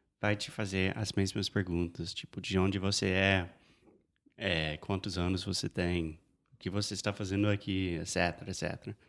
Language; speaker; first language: Portuguese; non-native, fluent; English